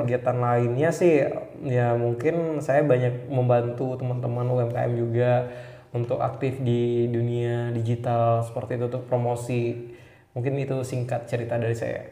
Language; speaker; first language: Indonesian; native; Indonesian